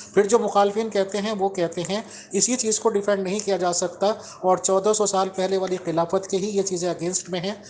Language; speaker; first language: Urdu; native; Urdu